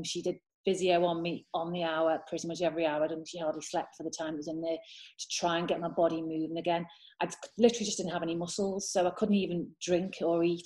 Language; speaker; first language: English; native; English